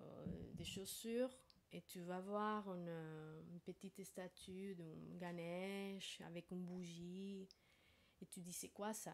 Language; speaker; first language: French; non-native, fluent; Spanish